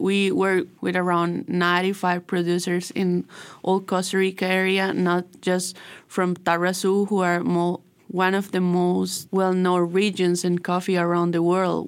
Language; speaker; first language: English; non-native, learner; Spanish